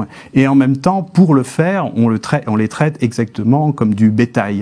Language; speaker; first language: French; native; French